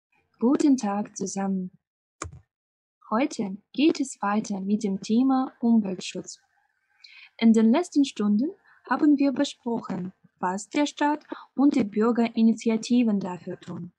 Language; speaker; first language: German; non-native, fluent; Russian